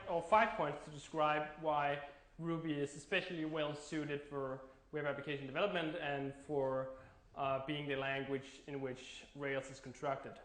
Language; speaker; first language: English; non-native, fluent; Danish